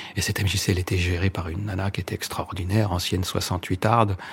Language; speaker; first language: French; native; French